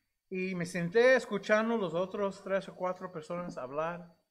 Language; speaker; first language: Spanish; non-native, fluent; English